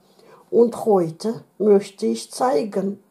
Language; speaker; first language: German; non-native, fluent; Russian